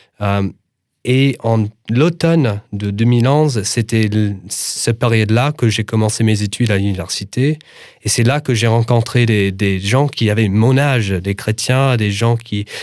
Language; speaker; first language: French; non-native, fluent; English